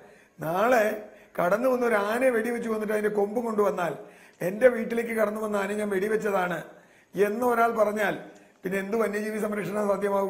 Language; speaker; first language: Malayalam; native; Malayalam